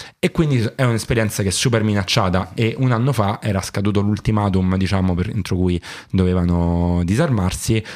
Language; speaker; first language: Italian; native; Italian